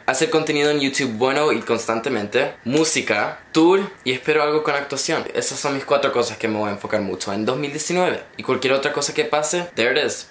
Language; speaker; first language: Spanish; native; Spanish